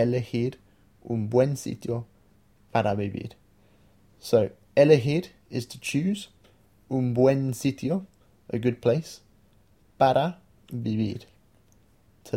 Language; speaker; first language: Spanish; non-native, fluent; English